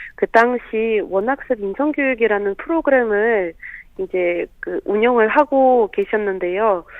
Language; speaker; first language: Korean; non-native, fluent; Russian